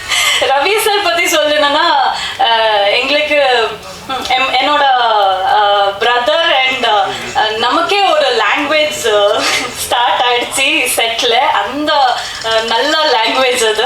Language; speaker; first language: Tamil; non-native, learner; Kannada